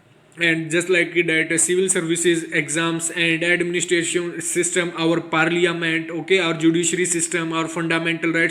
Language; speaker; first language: English; non-native, local second language; Hindi